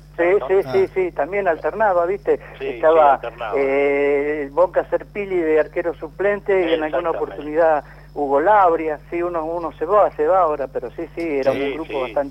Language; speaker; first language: Spanish; native; Spanish